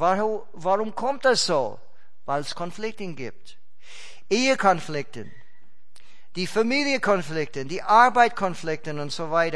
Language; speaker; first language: German; non-native, fluent; English